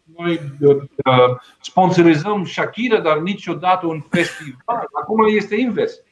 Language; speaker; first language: Romanian; non-native, fluent; Dutch